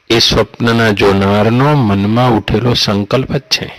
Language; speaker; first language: Hindi; non-native, local second language; Gujarati